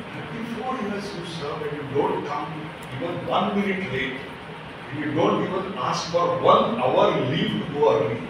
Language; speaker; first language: English; non-native, local second language; Marathi